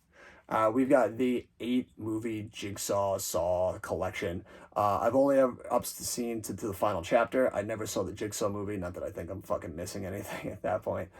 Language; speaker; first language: English; native; English